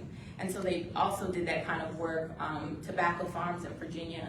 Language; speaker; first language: English; native; English